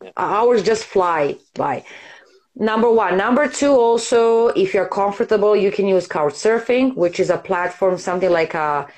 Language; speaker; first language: English; non-native, fluent; Serbian